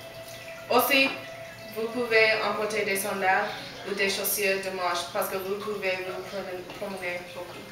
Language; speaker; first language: French; non-native, learner; English